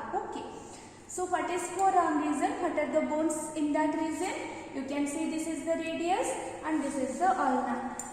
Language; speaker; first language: English; non-native, local second language; Hindi